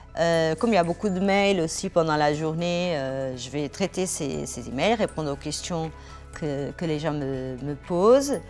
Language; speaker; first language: French; non-native, fluent; Portuguese